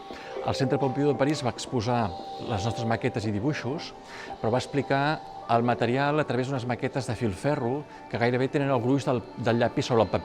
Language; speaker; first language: Catalan; native; Catalan